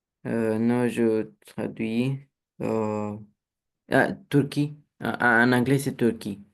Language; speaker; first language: French; non-native, learner; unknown